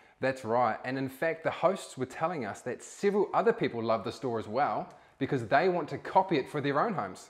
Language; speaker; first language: English; native; English